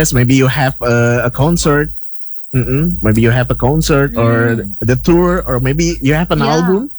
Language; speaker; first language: English; non-native, fluent; Indonesian